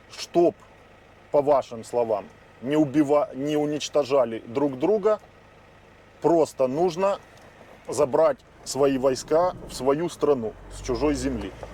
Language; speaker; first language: Russian; non-native, local second language; Ukrainian